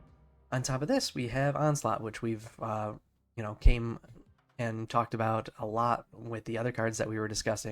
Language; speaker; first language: English; native; English